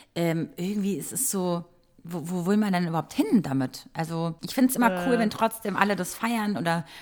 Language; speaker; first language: German; early bilingual, other home language; Croatian